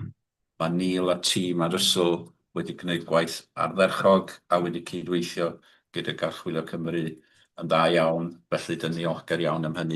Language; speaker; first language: Welsh; native; Welsh